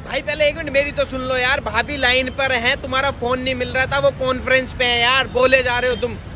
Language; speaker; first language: Hindi; native; Hindi